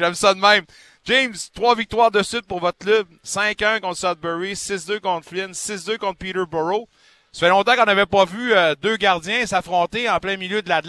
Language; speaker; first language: French; native; French